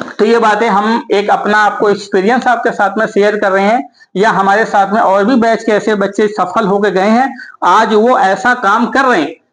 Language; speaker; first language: Hindi; native; Hindi